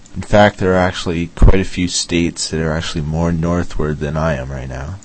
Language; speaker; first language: English; native; English